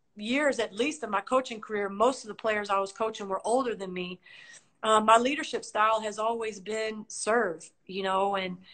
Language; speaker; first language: English; native; English